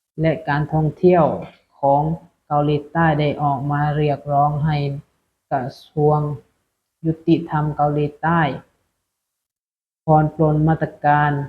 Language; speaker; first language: Thai; non-native, local second language; Lao